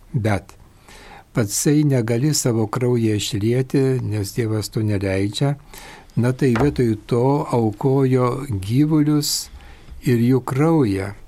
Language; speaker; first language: Lithuanian; native; Lithuanian